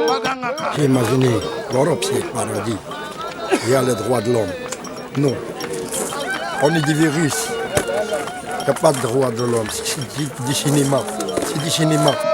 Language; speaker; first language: French; non-native, local second language; Arabic